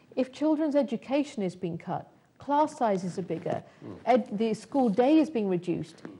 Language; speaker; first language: English; native; English